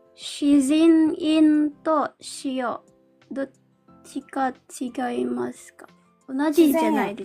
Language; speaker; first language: Japanese; non-native, learner; Filipino